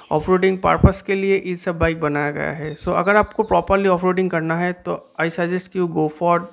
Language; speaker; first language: Hindi; non-native, local second language; Bangla